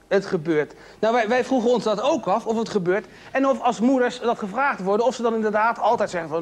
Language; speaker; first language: Dutch; native; Dutch